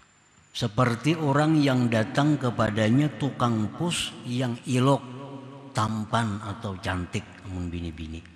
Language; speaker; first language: Indonesian; non-native, local second language; Banjar